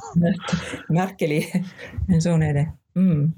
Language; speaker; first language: Norwegian; non-native, fluent; Finnish